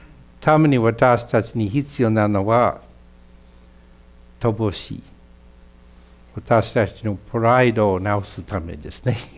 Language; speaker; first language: Japanese; non-native, fluent; English